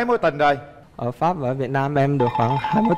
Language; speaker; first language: Vietnamese; early bilingual, heritage; Vietnamese